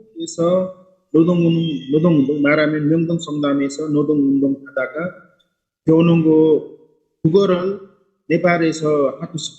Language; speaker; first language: Korean; non-native, fluent; Nepali